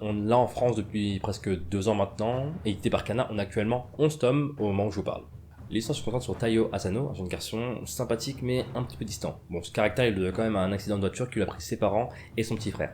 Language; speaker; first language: French; native; French